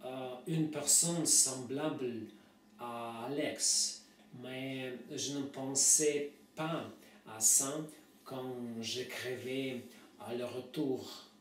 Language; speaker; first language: French; non-native, fluent; Russian